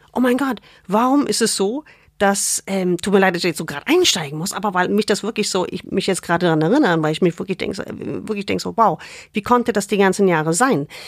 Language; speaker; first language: German; non-native, fluent; English